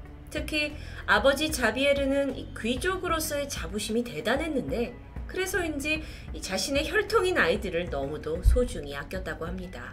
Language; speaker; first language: Korean; native; Korean